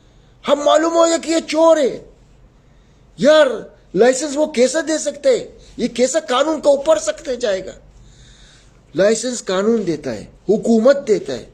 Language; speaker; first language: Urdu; non-native, local second language; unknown